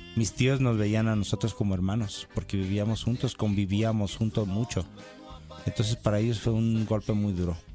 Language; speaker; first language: Spanish; native; Spanish